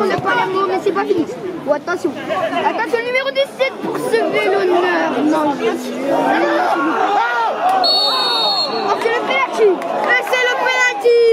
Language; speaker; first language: French; native; French